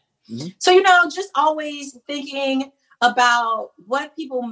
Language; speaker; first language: English; native; English